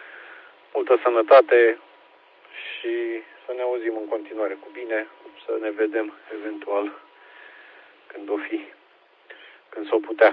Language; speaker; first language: Romanian; native; Romanian